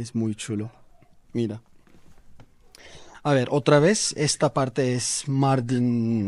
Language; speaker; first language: Spanish; non-native, learner; Turkish